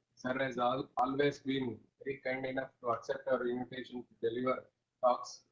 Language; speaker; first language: English; non-native, local second language; Kannada